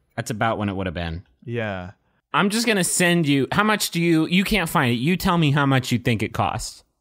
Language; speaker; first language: English; native; English